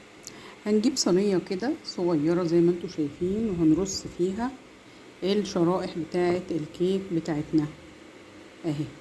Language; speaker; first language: Arabic; native; Arabic